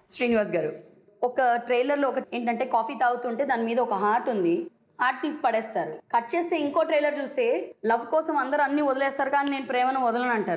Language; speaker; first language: Telugu; native; Telugu